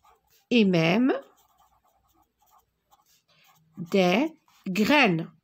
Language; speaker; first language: French; non-native, local second language; Arabic